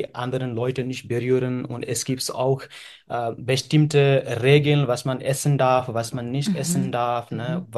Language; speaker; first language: German; non-native, fluent; Nepali